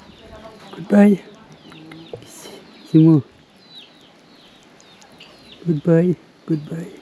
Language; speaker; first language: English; non-native, learner; French